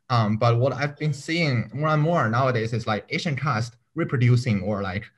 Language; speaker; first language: English; non-native, fluent; Chinese